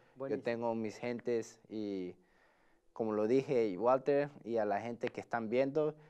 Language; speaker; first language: Spanish; early bilingual, heritage; Spanish